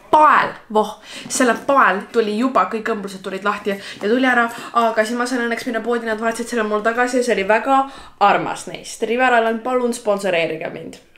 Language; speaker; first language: Estonian; native; Estonian